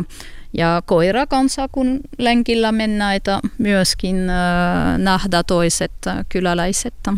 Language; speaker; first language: Finnish; non-native, learner; French